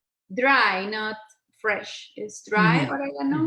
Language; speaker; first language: English; non-native, learner; Spanish